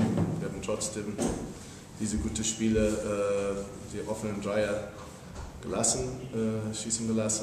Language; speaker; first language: German; non-native, fluent; English